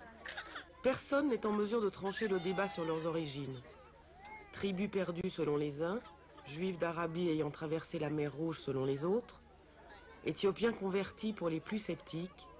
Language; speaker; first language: French; native; French